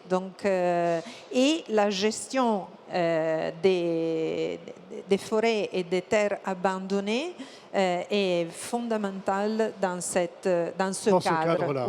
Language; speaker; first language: French; non-native, fluent; Italian